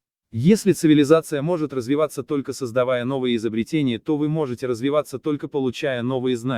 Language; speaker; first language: Russian; native; Russian